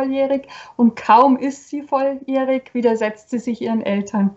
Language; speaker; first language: German; native; German